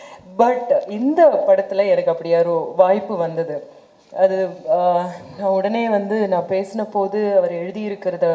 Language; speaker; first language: Tamil; native; Tamil